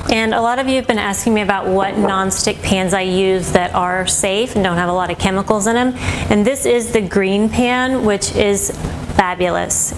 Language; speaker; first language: English; native; English